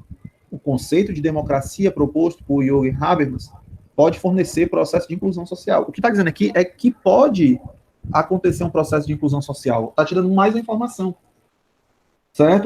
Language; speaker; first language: Portuguese; native; Portuguese